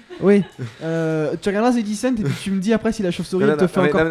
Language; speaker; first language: French; native; French